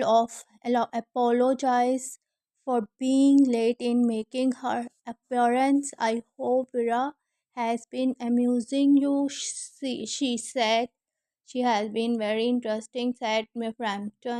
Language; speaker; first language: English; non-native, learner; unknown